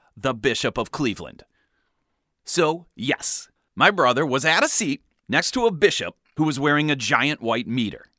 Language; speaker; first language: English; native; English